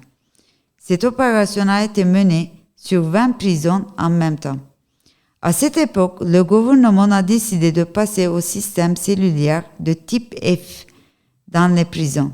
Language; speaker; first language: French; non-native, learner; Turkish